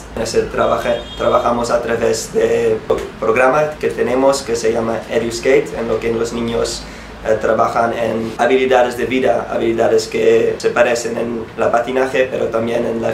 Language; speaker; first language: Spanish; non-native, fluent; Dutch